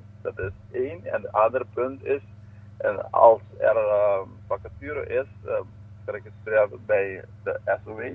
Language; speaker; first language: Dutch; non-native, local second language; Papiamento